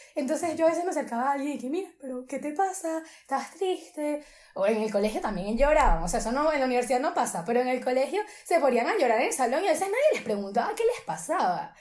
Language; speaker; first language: Spanish; native; Spanish